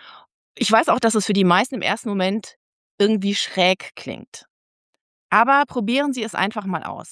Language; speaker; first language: German; native; German